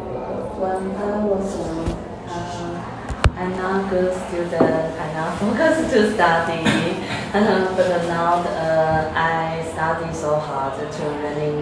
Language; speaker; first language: English; non-native, learner; Chinese